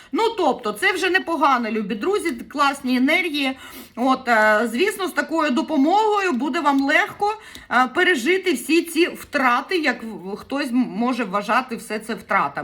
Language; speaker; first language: Ukrainian; native; Ukrainian